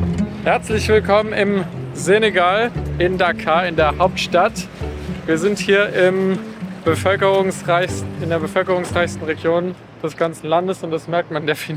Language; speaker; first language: German; native; German